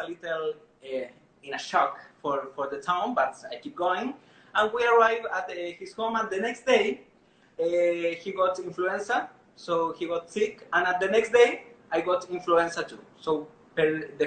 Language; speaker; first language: English; non-native, learner; Spanish